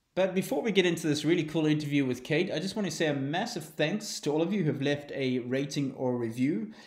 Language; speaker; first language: English; native; English